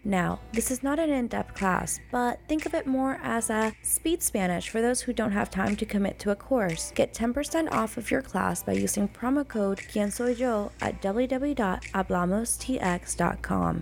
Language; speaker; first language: English; early bilingual, other home language; Spanish